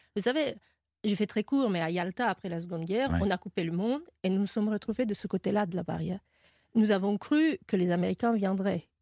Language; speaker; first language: French; non-native, fluent; Romanian